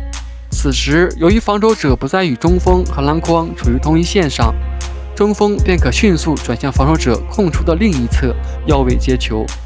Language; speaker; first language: Chinese; native; Chinese